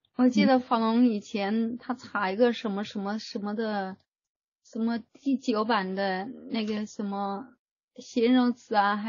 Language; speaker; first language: Chinese; native; Chinese